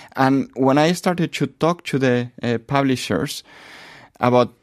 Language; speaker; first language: English; non-native, fluent; Spanish